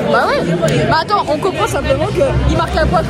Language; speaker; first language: French; native; French